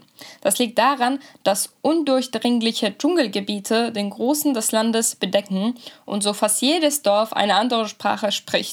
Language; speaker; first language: German; native; German